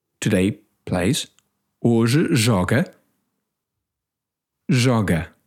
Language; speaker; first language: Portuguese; non-native, learner; English